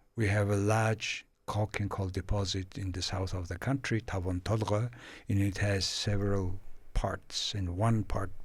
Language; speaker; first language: English; non-native, fluent; Mongolian